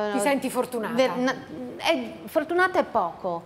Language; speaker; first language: Italian; native; Italian